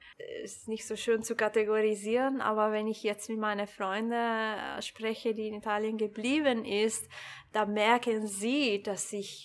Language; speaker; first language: German; non-native, local second language; Italian